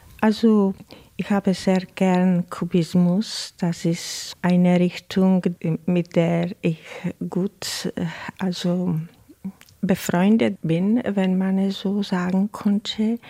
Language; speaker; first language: German; non-native, fluent; Czech